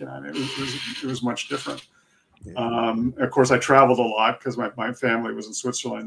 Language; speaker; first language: English; native; English